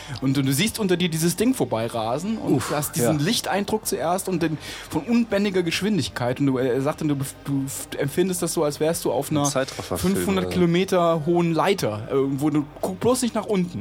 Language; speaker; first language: German; native; German